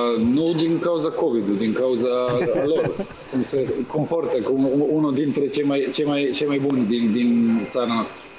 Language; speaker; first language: Romanian; non-native, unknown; Serbian